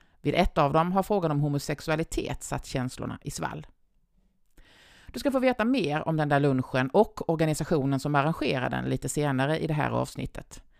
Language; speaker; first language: Swedish; native; Swedish